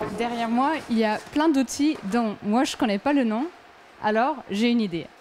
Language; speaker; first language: French; non-native, fluent; German